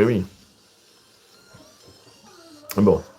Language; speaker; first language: French; native; French